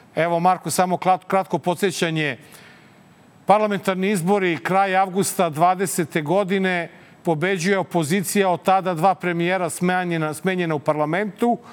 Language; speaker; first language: Serbian; native; Serbian